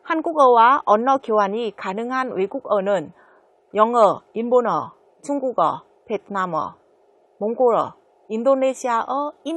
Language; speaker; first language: Korean; non-native, fluent; Vietnamese